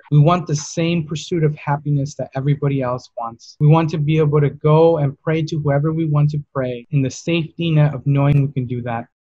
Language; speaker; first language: English; native; English